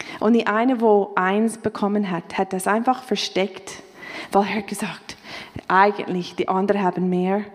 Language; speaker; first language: German; non-native, fluent; English